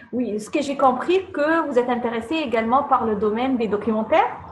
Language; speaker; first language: French; non-native, fluent; Arabic